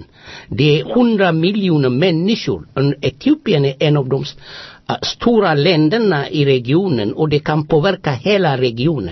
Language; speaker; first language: Swedish; non-native, fluent; Amharic